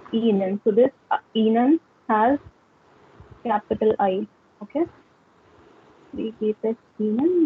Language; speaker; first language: German; non-native, learner; Hindi